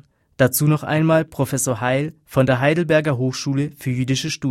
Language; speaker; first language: German; native; German